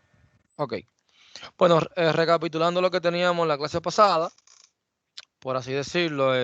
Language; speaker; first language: Spanish; native; Spanish